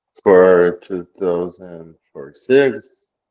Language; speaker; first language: English; non-native, learner; Portuguese